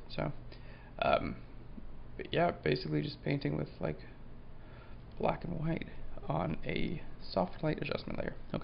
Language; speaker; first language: English; native; English